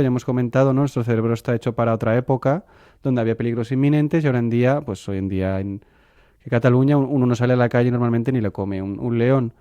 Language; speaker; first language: Spanish; non-native, local second language; Catalan